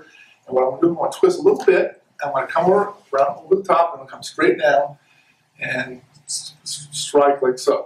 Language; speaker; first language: English; native; English